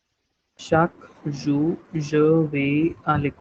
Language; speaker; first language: French; non-native, fluent; Hindi